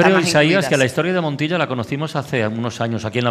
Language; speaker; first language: Spanish; native; Spanish